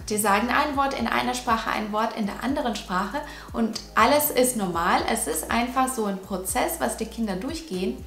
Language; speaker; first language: German; non-native, fluent; Russian